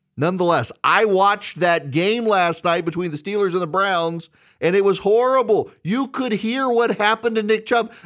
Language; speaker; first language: English; native; English